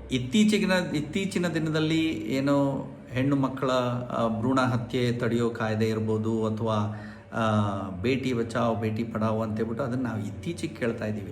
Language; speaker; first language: Kannada; non-native, local second language; Lambadi